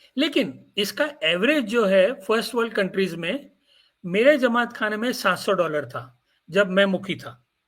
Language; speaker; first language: Urdu; non-native, local second language; Gujarati